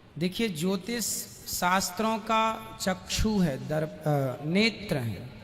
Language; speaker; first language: Hindi; native; Hindi